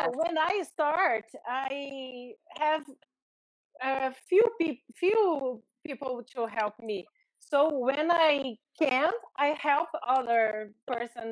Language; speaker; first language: English; non-native, learner; Portuguese